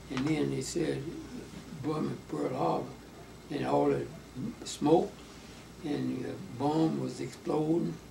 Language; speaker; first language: English; native; English